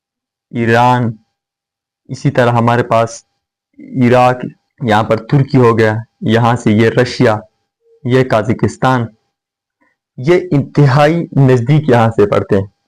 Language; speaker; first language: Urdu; non-native, fluent; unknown